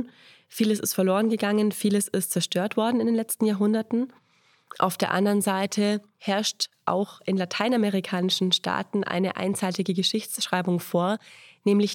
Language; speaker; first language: German; native; German